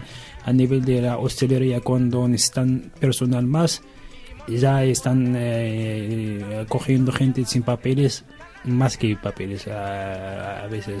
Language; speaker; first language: Spanish; non-native, learner; Arabic